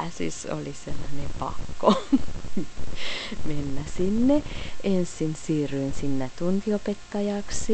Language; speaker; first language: Finnish; non-native, fluent; Hungarian